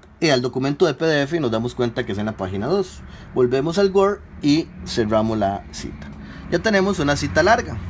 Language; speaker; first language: Spanish; native; Spanish